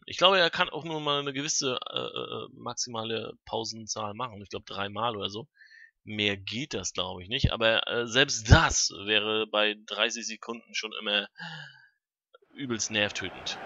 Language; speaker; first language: German; native; German